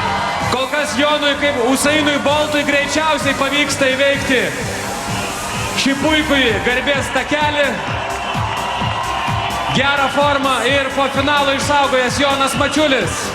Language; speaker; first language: Lithuanian; native; Lithuanian